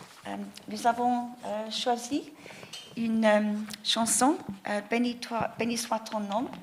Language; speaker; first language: French; non-native, fluent; English